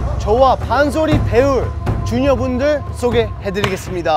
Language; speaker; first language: Korean; non-native, fluent; English